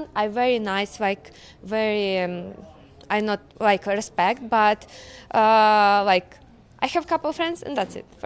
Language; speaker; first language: English; non-native, learner; Ukrainian